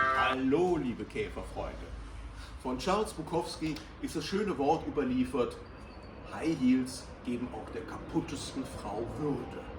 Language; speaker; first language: German; native; German